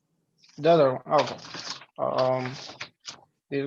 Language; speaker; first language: English; non-native, learner; Spanish